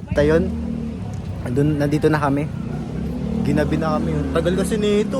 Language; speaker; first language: Filipino; native; Filipino